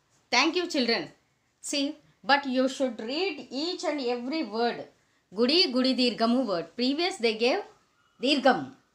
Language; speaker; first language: English; non-native, local second language; Telugu